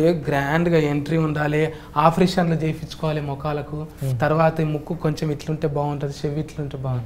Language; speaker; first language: Telugu; native; Telugu